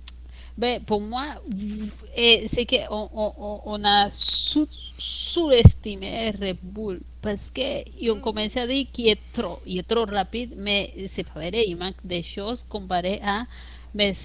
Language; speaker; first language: French; non-native, fluent; Spanish